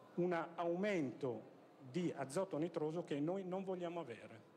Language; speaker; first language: Italian; native; Italian